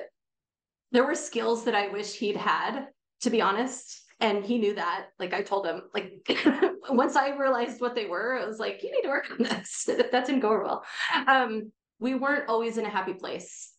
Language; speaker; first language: English; native; English